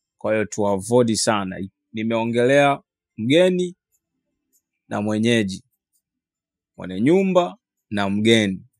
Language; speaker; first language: Swahili; native; Swahili